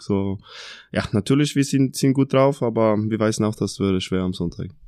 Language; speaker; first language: German; non-native, fluent; Norwegian